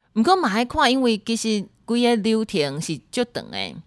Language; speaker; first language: Min Nan Chinese; native; Min Nan Chinese